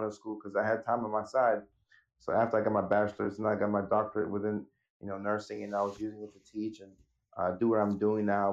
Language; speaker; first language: English; native; English